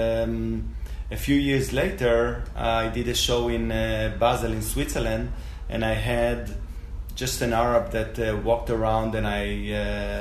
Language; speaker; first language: English; non-native, fluent; Spanish